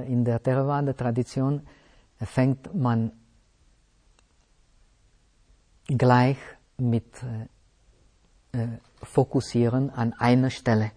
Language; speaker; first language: German; non-native, fluent; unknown